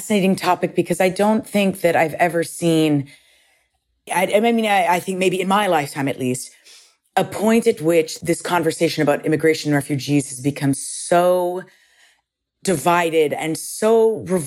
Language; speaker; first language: English; native; English